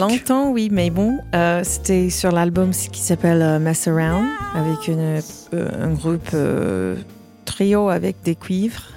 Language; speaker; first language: French; non-native, fluent; English